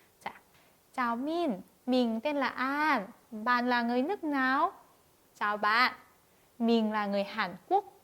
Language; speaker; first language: Vietnamese; non-native, fluent; Korean